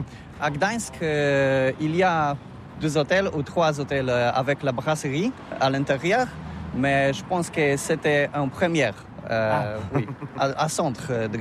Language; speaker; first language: French; non-native, learner; Polish